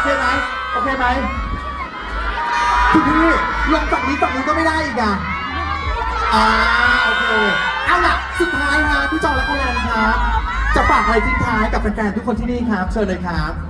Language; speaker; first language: Thai; native; Thai